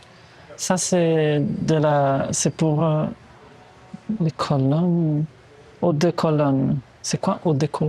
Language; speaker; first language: French; non-native, fluent; Portuguese